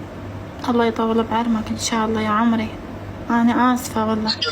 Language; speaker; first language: Arabic; native; Arabic